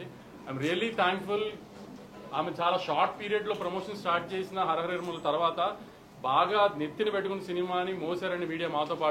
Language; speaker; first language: Telugu; native; Telugu